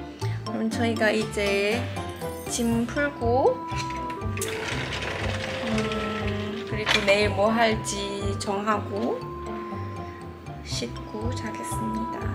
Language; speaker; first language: Korean; early bilingual, heritage; Indonesian